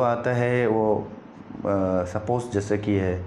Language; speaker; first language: Hindi; non-native, local second language; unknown